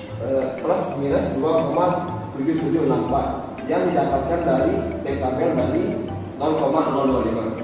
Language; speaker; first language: Indonesian; native; Indonesian